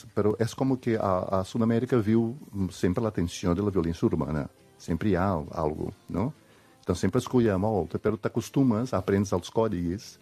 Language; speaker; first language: Catalan; non-native, fluent; Portuguese